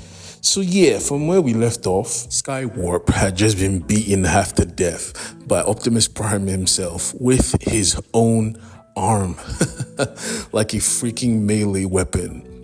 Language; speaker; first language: English; native; English